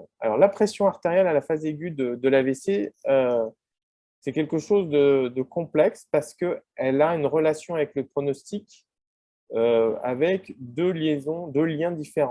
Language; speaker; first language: French; native; French